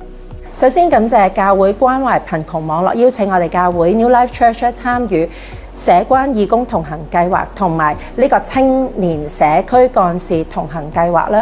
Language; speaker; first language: Cantonese; native; Cantonese